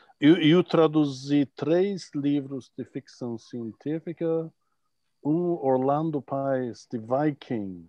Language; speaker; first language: Portuguese; non-native, fluent; English